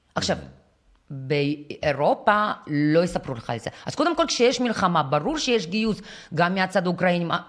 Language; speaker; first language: Hebrew; non-native, fluent; Ukrainian